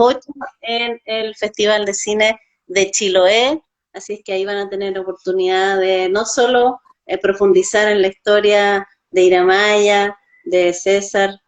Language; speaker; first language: Spanish; native; Spanish